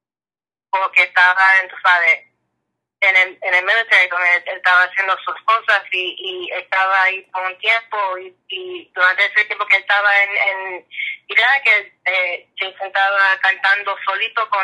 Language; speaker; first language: Spanish; early bilingual, heritage; English